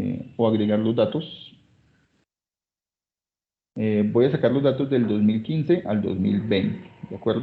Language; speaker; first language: Spanish; native; Spanish